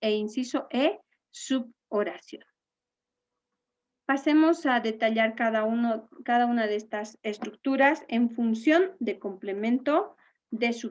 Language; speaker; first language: Spanish; native; Spanish